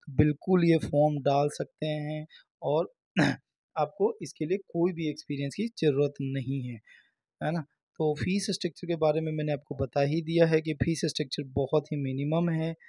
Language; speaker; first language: Hindi; native; Hindi